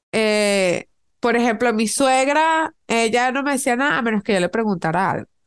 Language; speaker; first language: Spanish; native; Spanish